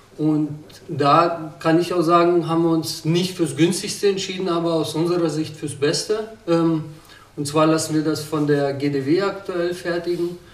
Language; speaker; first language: German; early bilingual, other home language; Russian